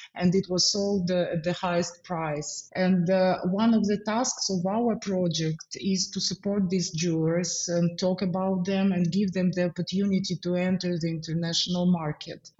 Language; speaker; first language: English; non-native, fluent; Ukrainian